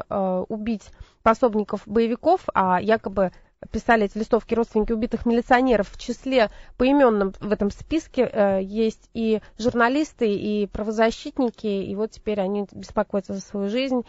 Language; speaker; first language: Russian; native; Russian